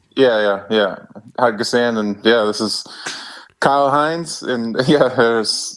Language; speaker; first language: German; non-native, learner; English